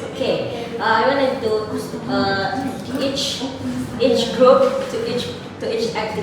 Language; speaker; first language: English; non-native, learner; Indonesian